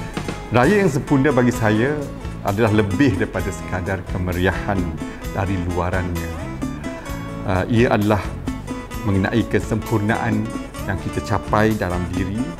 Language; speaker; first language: Malay; native; Malay